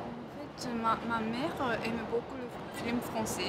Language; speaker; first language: French; non-native, fluent; Japanese